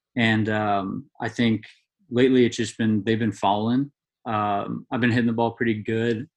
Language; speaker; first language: English; native; English